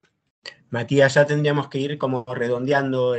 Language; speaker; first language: Spanish; native; Spanish